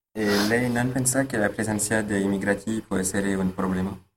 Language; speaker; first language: Italian; non-native, learner; French